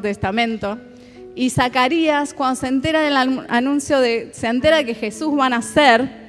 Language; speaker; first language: Spanish; native; Spanish